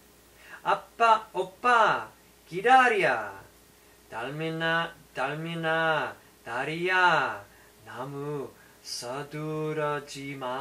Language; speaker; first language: Korean; non-native, fluent; English